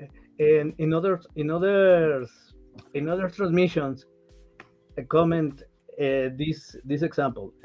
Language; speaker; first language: English; non-native, learner; Spanish